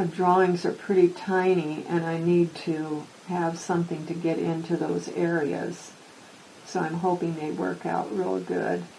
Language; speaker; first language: English; native; English